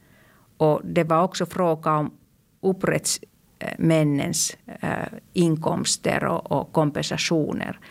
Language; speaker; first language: Swedish; non-native, local second language; Finnish